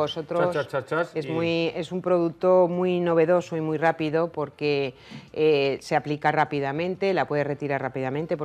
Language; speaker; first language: Spanish; native; Spanish